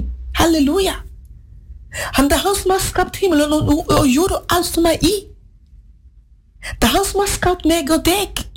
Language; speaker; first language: Norwegian; non-native, fluent; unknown